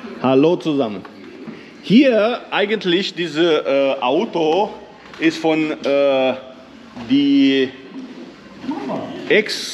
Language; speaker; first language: German; non-native, fluent; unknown